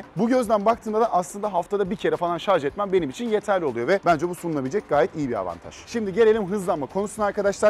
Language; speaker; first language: Turkish; native; Turkish